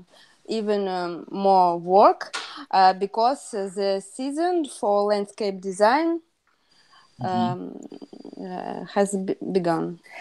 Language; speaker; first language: English; non-native, learner; Russian